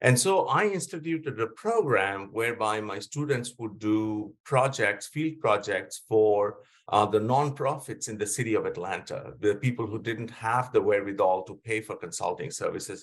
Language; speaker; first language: English; non-native, local second language; Bangla